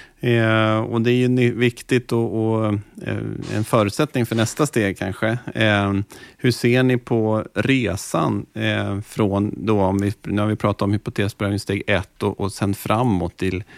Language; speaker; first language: Swedish; native; Swedish